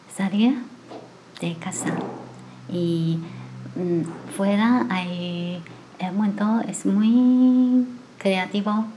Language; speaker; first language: Spanish; non-native, learner; Chinese